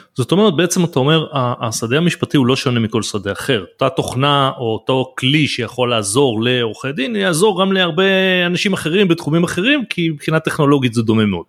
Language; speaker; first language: Hebrew; native; Hebrew